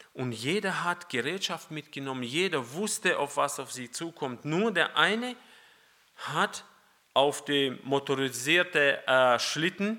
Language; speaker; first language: German; non-native, fluent; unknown